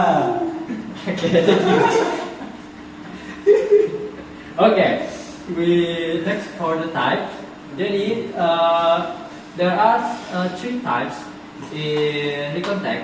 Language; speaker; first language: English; non-native, learner; Indonesian